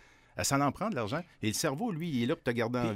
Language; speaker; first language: French; native; French